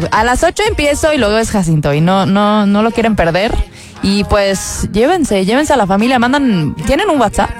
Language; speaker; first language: Spanish; early bilingual, heritage; Spanish